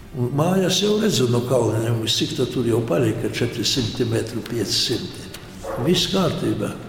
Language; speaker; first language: Latvian; non-native, local second language; Polish